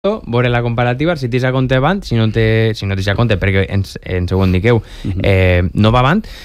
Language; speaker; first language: Catalan; native; Catalan